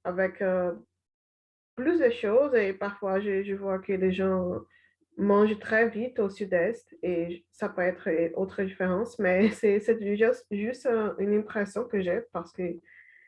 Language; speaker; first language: French; non-native, learner; Portuguese